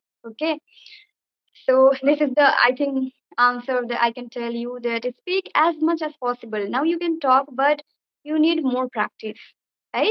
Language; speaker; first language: English; non-native, fluent; Bangla